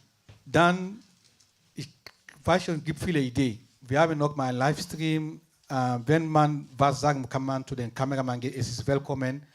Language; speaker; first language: German; non-native, fluent; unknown